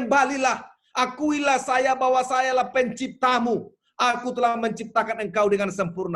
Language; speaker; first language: Indonesian; native; Indonesian